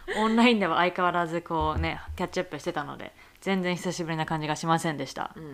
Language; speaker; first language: Japanese; native; Japanese